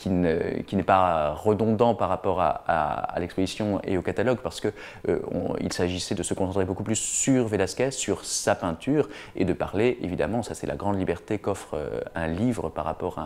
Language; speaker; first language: French; native; French